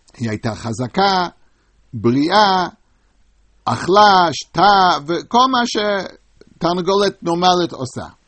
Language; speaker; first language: Hebrew; non-native, fluent; English